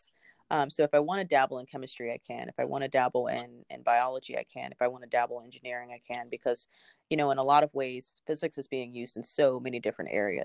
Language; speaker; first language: English; native; English